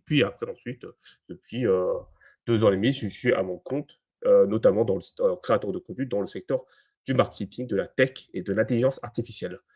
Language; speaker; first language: French; native; French